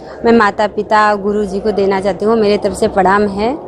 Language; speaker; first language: Hindi; non-native, fluent; Spanish